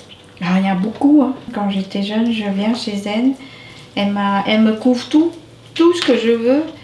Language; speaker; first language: French; non-native, learner; Vietnamese